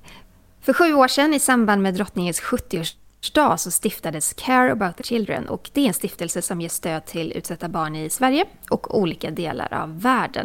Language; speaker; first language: Swedish; native; Swedish